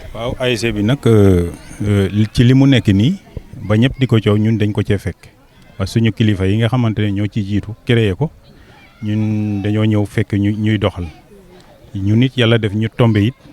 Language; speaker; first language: Wolof; non-native, local second language; Serer